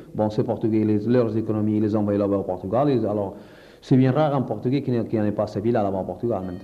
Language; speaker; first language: French; non-native, fluent; Portuguese